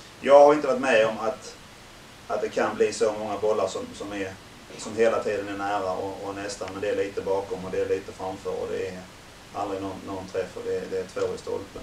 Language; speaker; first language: Swedish; native; Swedish